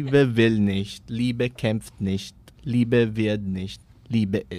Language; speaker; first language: German; non-native, learner; Filipino